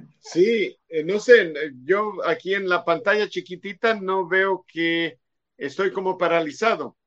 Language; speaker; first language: Spanish; non-native, fluent; Hebrew